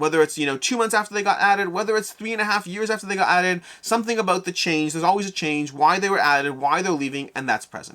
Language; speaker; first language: English; native; English